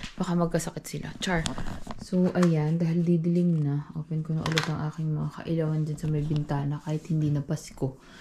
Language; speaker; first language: Filipino; native; Filipino